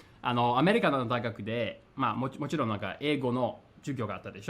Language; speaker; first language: Japanese; non-native, fluent; English